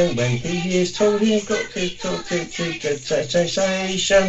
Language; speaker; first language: English; native; English